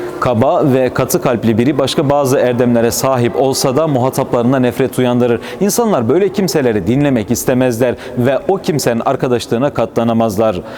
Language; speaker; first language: Turkish; native; Turkish